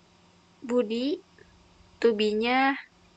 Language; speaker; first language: English; non-native, learner; Indonesian